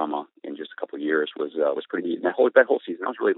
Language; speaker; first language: English; native; English